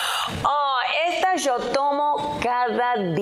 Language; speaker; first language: Spanish; non-native, learner; English